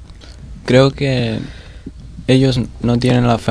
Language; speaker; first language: Spanish; non-native, local second language; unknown